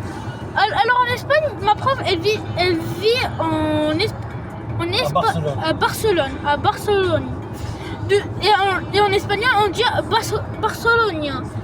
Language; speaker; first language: French; early bilingual, other home language; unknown